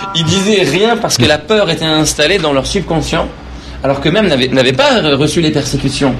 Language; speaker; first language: French; non-native, fluent; Persian